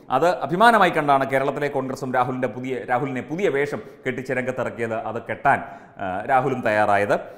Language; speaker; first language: Malayalam; native; Malayalam